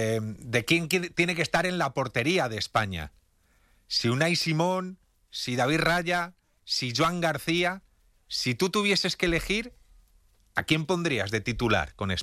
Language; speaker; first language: Spanish; native; Spanish